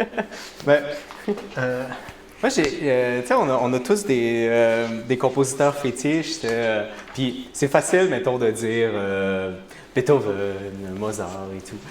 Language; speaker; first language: French; native; French